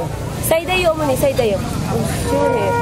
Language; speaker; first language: Korean; non-native, learner; Filipino